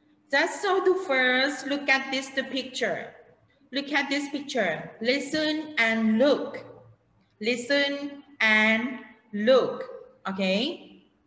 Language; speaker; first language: English; non-native, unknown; Thai